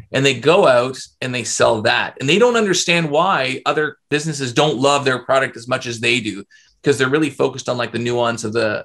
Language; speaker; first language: English; native; English